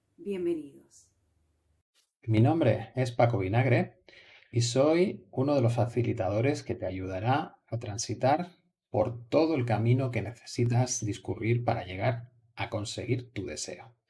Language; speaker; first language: Spanish; native; Spanish